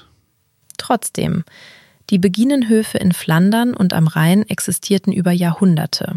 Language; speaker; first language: German; native; German